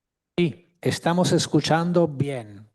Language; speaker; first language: Spanish; non-native, fluent; Italian